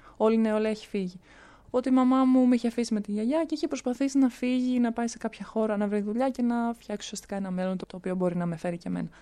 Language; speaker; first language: Greek; early bilingual, other home language; Romanian